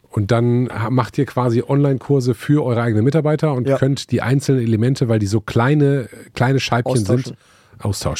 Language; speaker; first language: German; native; German